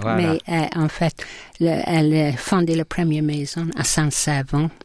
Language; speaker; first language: French; non-native, fluent; English